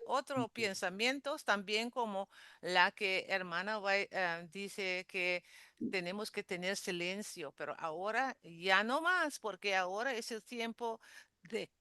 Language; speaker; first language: Spanish; non-native, learner; Papiamento